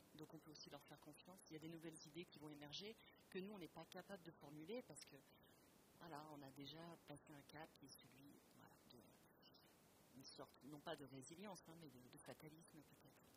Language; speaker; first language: French; native; French